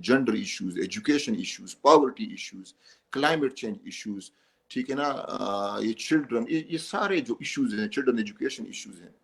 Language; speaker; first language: Urdu; non-native, local second language; Pashto